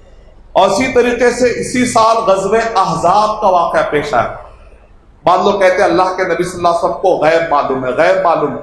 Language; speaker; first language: Urdu; native; Urdu